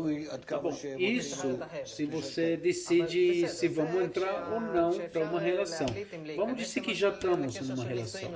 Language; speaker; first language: Portuguese; non-native, fluent; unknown